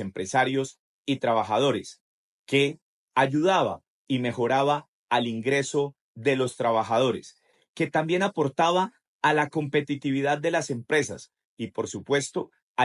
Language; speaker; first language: Spanish; native; Spanish